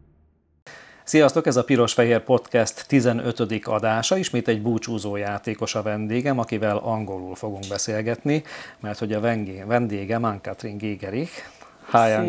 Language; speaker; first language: Hungarian; native; Hungarian